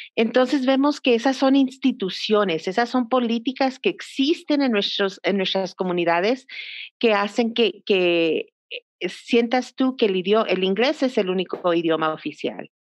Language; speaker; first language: Spanish; early bilingual, heritage; Spanish